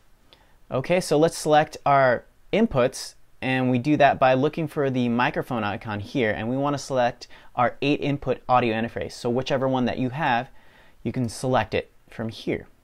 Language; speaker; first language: English; native; English